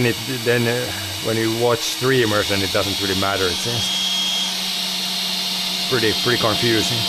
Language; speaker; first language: English; non-native, fluent; Swedish